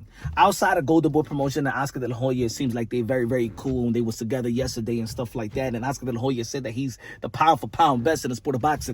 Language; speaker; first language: English; native; English